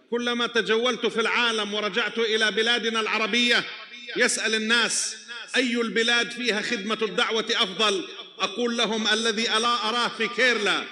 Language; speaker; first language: Arabic; native; Arabic